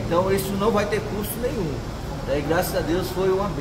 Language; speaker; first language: Portuguese; native; Portuguese